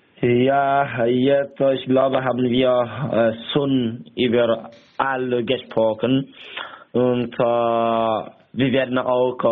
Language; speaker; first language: German; non-native, learner; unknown